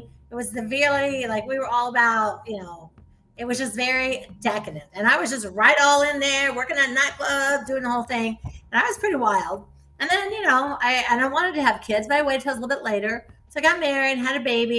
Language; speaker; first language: English; native; English